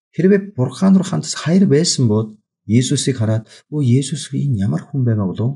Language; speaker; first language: Mongolian; non-native, fluent; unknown